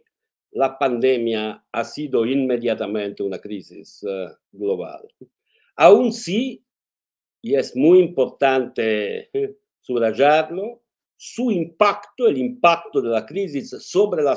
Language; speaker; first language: Spanish; non-native, fluent; Italian